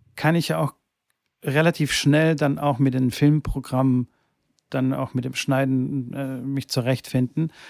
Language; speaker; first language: German; early bilingual, other home language; Bulgarian